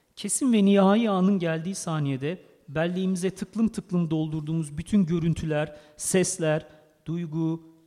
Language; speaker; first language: Turkish; native; Turkish